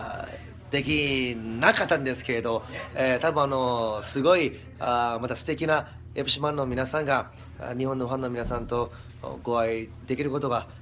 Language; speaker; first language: Japanese; non-native, fluent; Korean